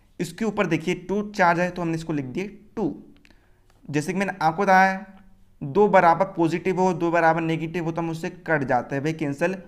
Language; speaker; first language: Hindi; native; Hindi